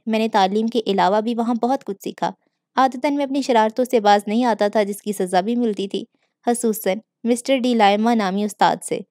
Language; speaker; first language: Urdu; native; Urdu